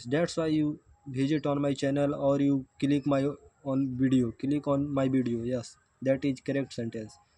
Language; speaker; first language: English; non-native, learner; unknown